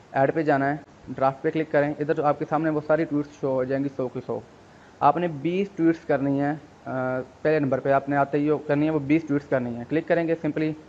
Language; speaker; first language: Urdu; non-native, local second language; Punjabi